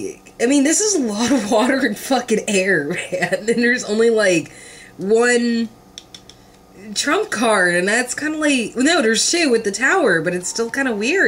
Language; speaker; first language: English; native; English